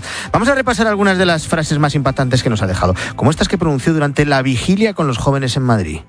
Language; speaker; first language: Spanish; native; Spanish